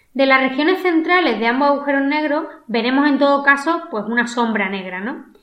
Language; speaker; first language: Spanish; native; Spanish